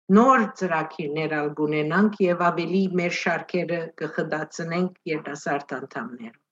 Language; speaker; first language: Armenian; early bilingual, heritage; Armenian